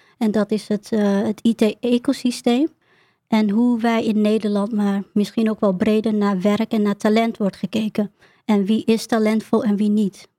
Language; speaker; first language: Dutch; early bilingual, other home language; Vietnamese